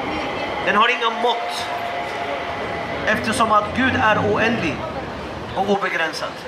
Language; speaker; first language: Swedish; non-native, fluent; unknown